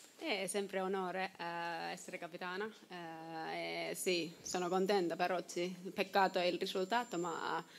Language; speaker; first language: Italian; non-native, learner; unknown